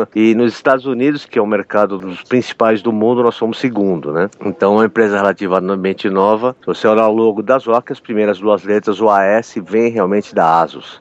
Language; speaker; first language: Portuguese; native; Portuguese